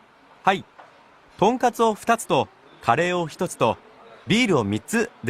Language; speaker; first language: Japanese; non-native, learner; Indonesian